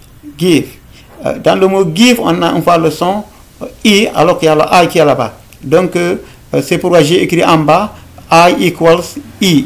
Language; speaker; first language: French; non-native, local second language; Fula